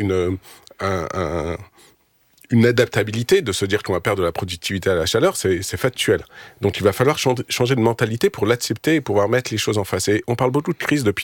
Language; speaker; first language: French; native; French